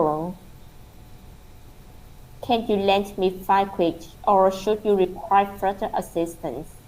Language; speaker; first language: English; non-native, learner; Vietnamese